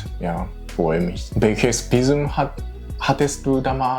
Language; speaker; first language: German; non-native, learner; Japanese